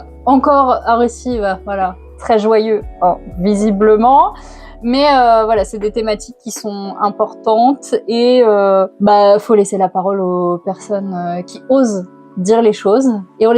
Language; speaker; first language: French; native; French